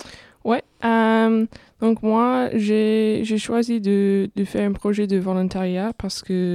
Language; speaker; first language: French; non-native, fluent; English